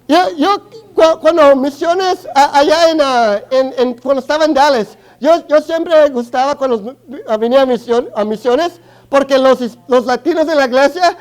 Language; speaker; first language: Spanish; early bilingual, other home language; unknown